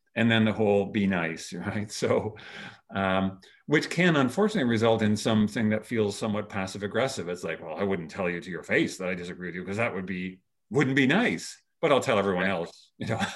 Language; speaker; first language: English; native; English